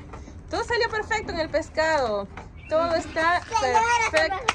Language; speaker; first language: Spanish; native; Spanish